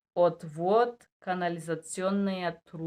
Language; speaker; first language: Russian; non-native, learner; Bulgarian